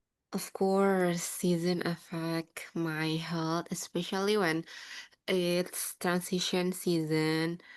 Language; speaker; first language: English; non-native, learner; Indonesian